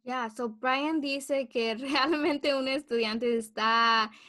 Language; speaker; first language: Spanish; early bilingual, heritage; Spanish